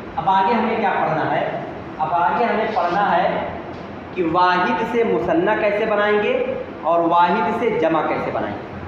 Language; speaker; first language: Urdu; native; Urdu